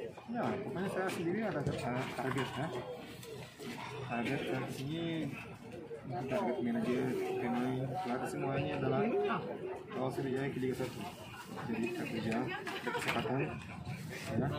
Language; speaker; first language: Indonesian; non-native, fluent; Portuguese